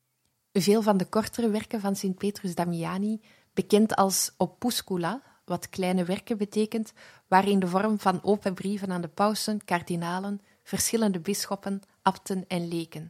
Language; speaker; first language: Dutch; native; Dutch